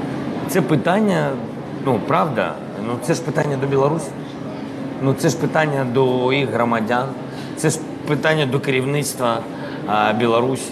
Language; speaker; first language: Ukrainian; non-native, local second language; Russian